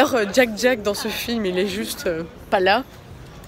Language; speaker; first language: French; native; French